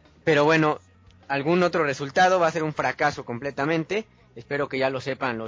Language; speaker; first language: Spanish; native; Spanish